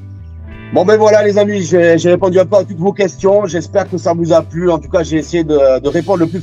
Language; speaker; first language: French; native; French